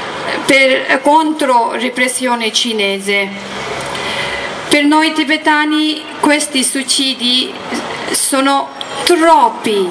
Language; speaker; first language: Italian; non-native, learner; Tibetan